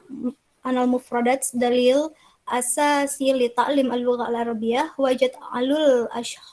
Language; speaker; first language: Arabic; non-native, learner; Indonesian